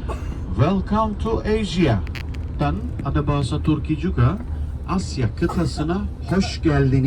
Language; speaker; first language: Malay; non-native, fluent; Turkish